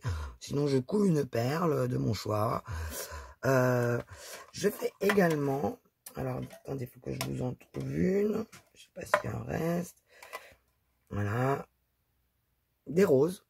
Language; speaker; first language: French; native; French